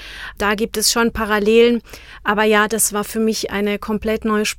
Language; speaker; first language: German; non-native, fluent; Czech